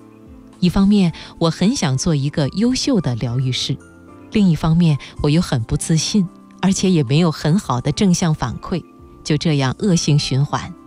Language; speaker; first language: Chinese; native; Chinese